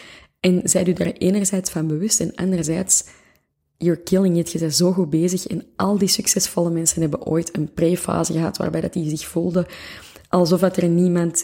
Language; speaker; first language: Dutch; native; Dutch